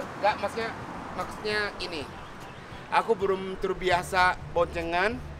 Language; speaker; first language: Indonesian; non-native, fluent; Japanese